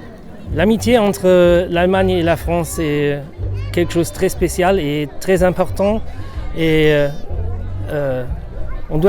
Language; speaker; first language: French; non-native, fluent; German